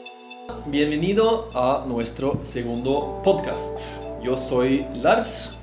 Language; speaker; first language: Spanish; non-native, fluent; Norwegian